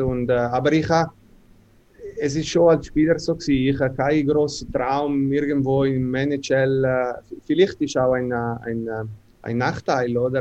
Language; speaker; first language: German; non-native, local second language; Italian